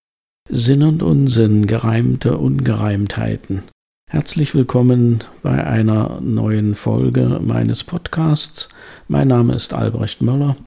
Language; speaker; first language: German; native; German